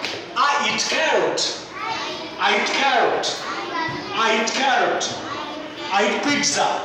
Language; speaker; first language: English; non-native, fluent; Bangla